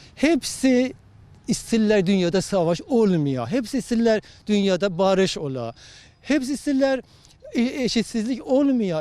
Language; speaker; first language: Turkish; non-native, learner; Azerbaijani